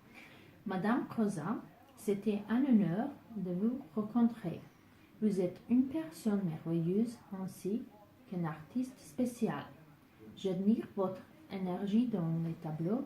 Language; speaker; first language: French; non-native, learner; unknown